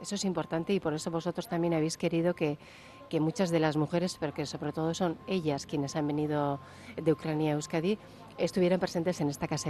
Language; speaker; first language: Spanish; native; Spanish